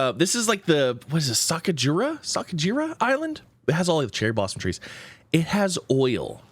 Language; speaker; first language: English; native; English